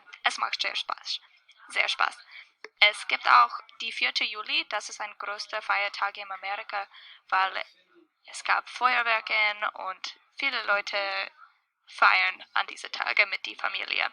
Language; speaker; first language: German; non-native, learner; English